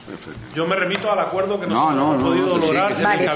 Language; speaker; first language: Spanish; native; Spanish